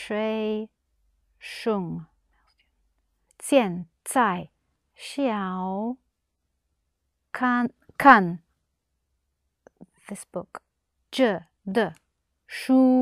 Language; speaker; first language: Chinese; non-native, learner; English